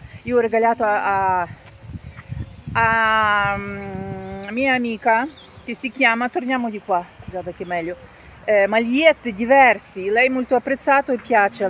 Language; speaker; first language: Italian; non-native, learner; Russian